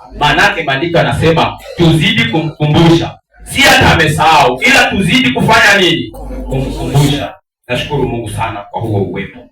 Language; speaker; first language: Swahili; non-native, local second language; Luo (Kenya and Tanzania)